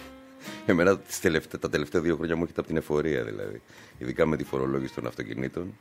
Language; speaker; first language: Greek; native; Greek